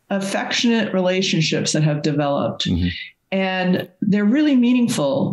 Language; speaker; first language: English; native; English